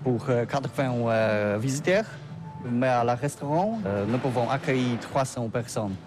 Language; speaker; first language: French; non-native, learner; Polish